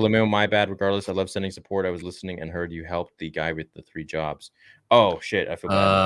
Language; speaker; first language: English; native; English